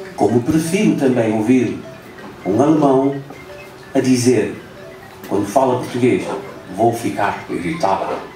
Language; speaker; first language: Portuguese; non-native, local second language; Upper Guinea Crioulo